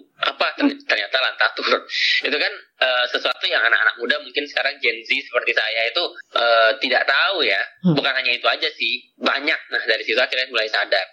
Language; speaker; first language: Indonesian; native; Indonesian